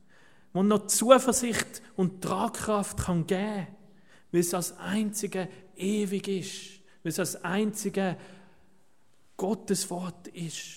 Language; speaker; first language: German; native; German